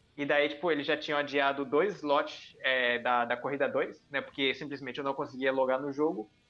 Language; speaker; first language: Portuguese; early bilingual, heritage; Portuguese